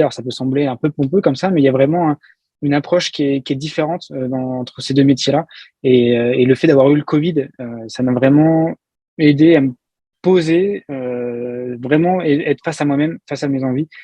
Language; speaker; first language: French; native; French